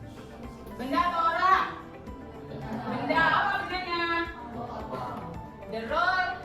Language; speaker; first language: Indonesian; native; Indonesian